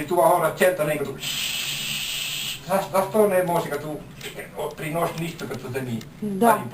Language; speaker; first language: Bulgarian; non-native, learner; Finnish